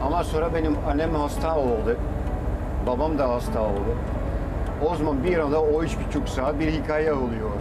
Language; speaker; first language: Turkish; non-native, fluent; Dutch